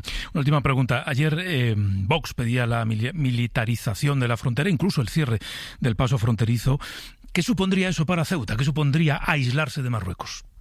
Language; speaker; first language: Spanish; native; Spanish